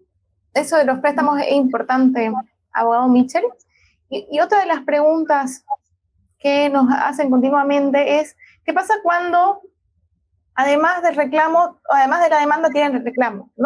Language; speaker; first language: Spanish; native; Spanish